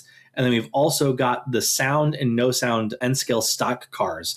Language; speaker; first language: English; native; English